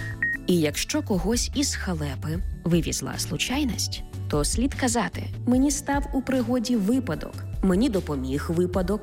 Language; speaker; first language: Ukrainian; native; Ukrainian